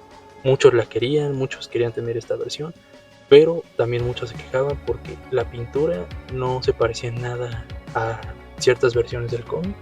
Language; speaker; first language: Spanish; native; Spanish